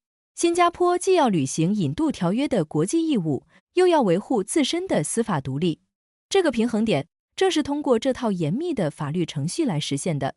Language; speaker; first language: Chinese; native; Chinese